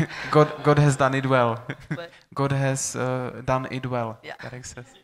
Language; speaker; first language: English; non-native, fluent; Czech